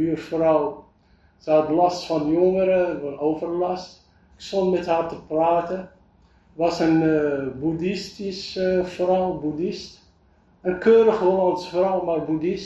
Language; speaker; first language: Dutch; non-native, fluent; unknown